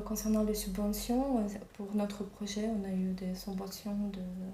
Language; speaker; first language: French; non-native, fluent; Ukrainian